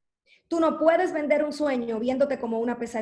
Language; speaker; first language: Spanish; native; Spanish